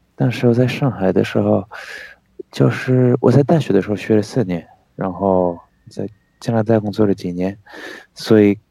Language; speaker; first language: Chinese; non-native, fluent; French